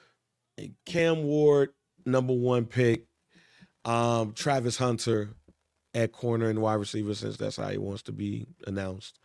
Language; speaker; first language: English; native; English